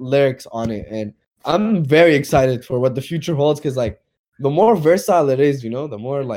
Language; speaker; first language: English; native; English